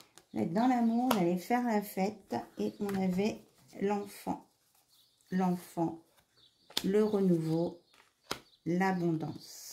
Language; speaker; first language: French; native; French